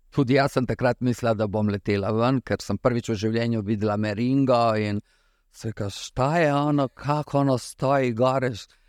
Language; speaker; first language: Slovenian; early bilingual, other home language; Serbian